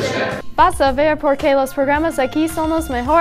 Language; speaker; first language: Spanish; non-native, learner; English